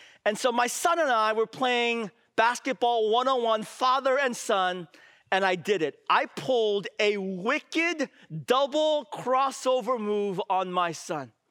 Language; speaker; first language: English; native; English